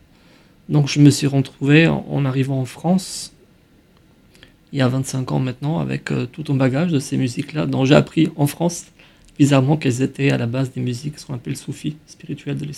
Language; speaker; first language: French; non-native, fluent; Albanian